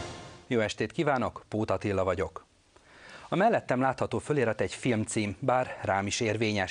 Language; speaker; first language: Hungarian; native; Hungarian